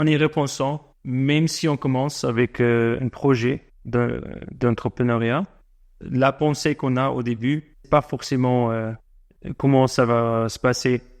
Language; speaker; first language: French; non-native, fluent; English